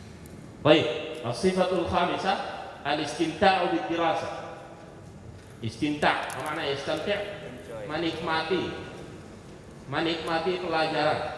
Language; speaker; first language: Arabic; non-native, fluent; Indonesian